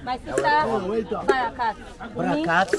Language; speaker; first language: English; non-native, local second language; Yoruba